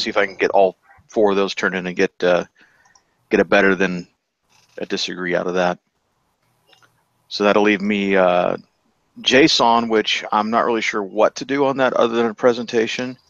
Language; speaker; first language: English; native; English